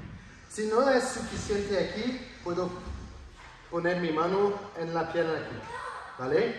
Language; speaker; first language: Spanish; non-native, learner; French